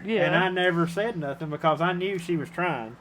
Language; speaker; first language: English; native; English